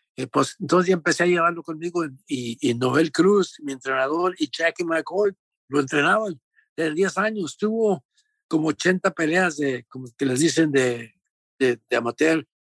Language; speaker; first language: Spanish; native; Spanish